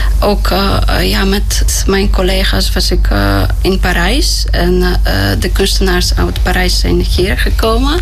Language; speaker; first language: Dutch; non-native, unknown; Polish